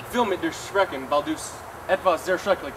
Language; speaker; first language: German; non-native, learner; English